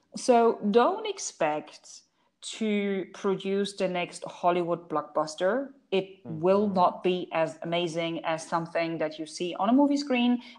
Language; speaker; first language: English; non-native, fluent; German